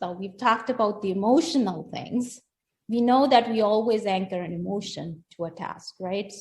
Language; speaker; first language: English; non-native, local second language; Hindi